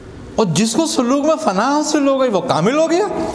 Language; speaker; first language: Urdu; native; Urdu